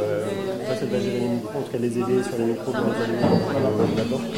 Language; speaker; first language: French; native; French